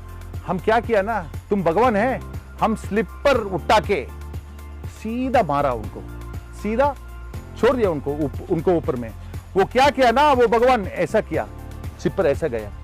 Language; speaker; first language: Hindi; non-native, local second language; Tamil